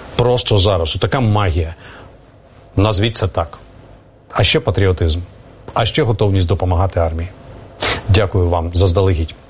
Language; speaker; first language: Ukrainian; native; Ukrainian